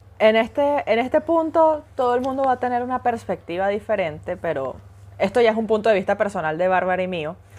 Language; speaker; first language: Spanish; native; Spanish